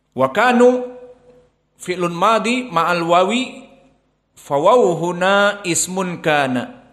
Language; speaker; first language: Arabic; non-native, fluent; Indonesian